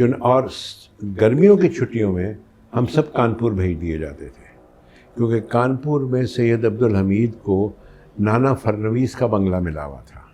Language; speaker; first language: Urdu; native; Urdu